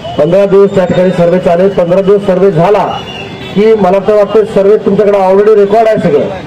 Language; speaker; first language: Marathi; native; Marathi